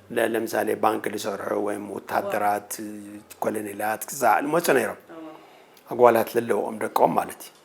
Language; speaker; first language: Tigrinya; native; Tigrinya